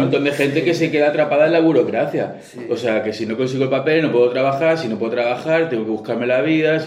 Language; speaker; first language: Spanish; native; Spanish